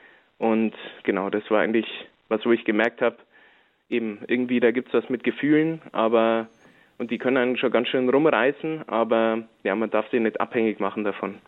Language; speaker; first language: German; native; German